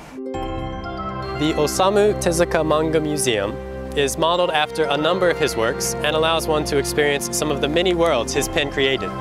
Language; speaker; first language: English; native; English